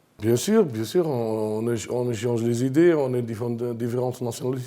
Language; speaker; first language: French; non-native, local second language; Arabic